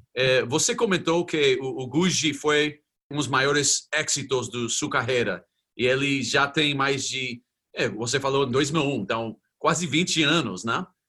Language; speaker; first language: Portuguese; non-native, fluent; English